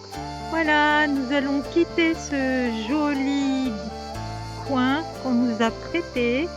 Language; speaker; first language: French; native; French